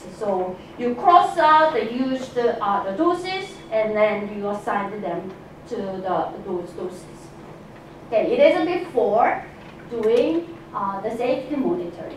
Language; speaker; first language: English; non-native, fluent; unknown